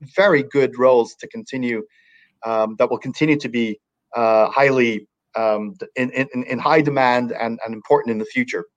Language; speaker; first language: English; native; English